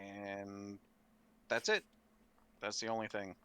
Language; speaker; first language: English; native; English